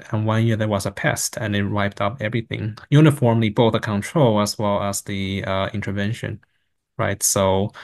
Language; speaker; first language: English; non-native, fluent; Chinese